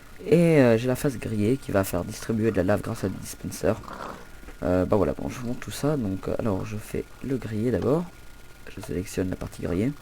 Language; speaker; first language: French; native; French